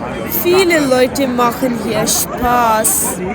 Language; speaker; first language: German; non-native, learner; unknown